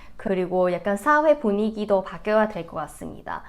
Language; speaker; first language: Korean; non-native, fluent; Cantonese